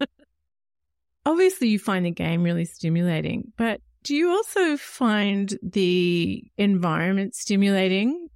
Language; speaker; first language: English; native; English